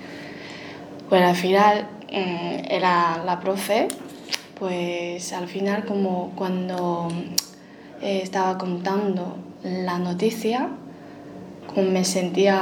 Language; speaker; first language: Spanish; non-native, fluent; Chinese